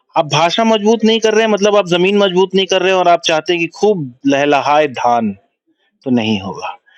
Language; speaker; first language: Hindi; non-native, local second language; Bhojpuri